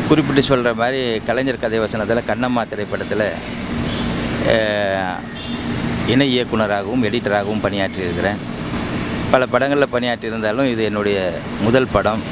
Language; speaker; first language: Tamil; native; Tamil